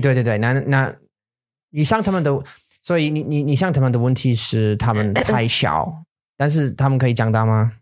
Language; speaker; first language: Chinese; non-native, learner; English